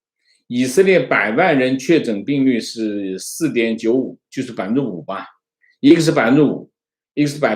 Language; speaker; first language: Chinese; native; Chinese